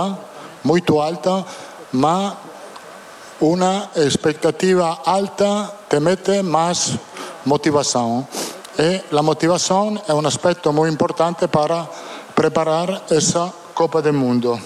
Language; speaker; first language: Portuguese; non-native, fluent; Italian